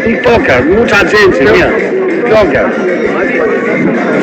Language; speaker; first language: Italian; non-native, learner; Albanian